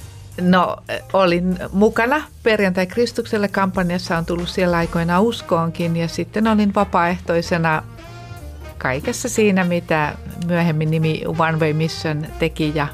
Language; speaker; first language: Finnish; native; Finnish